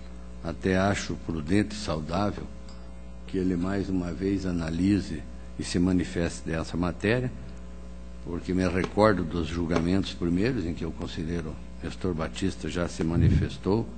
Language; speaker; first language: Portuguese; native; Portuguese